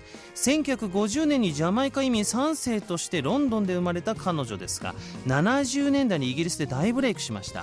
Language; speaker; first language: Japanese; native; Japanese